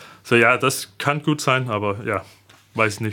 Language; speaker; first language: German; non-native, fluent; Danish